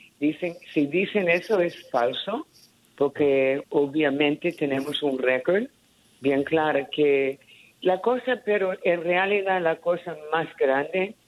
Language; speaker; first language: Spanish; early bilingual, heritage; Spanish